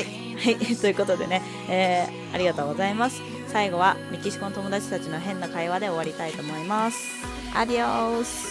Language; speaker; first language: Japanese; native; Japanese